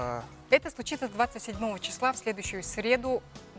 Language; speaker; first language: Russian; native; Russian